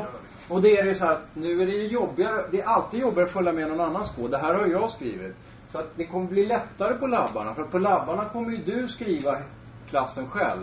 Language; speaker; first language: Swedish; native; Swedish